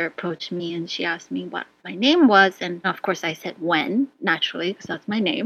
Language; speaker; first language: English; native; English